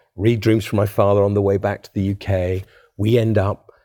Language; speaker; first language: English; native; English